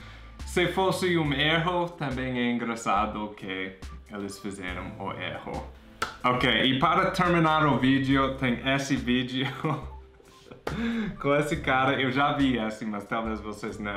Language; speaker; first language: Portuguese; non-native, fluent; English